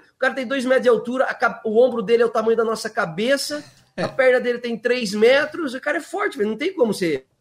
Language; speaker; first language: Portuguese; native; Portuguese